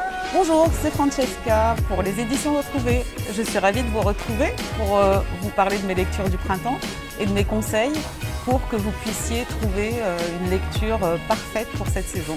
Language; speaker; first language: French; native; French